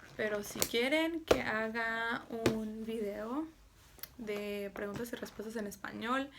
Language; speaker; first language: Spanish; early bilingual, heritage; Spanish